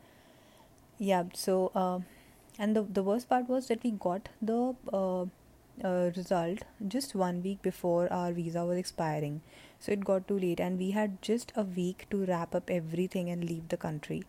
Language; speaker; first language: English; non-native, local second language; Hindi